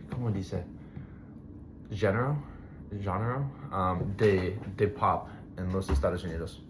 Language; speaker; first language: Spanish; non-native, learner; English